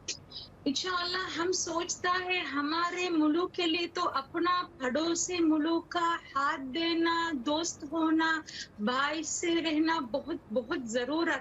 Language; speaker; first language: Hindi; non-native, learner; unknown